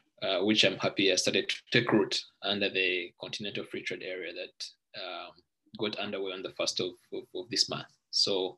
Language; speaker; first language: English; non-native, local second language; Ganda